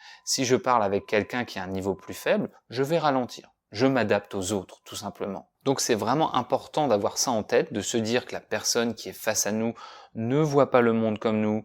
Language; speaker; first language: French; native; French